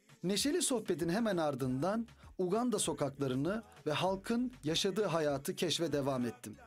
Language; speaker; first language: Turkish; native; Turkish